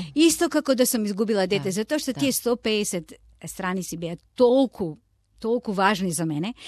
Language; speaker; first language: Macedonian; non-native, local second language; Turkish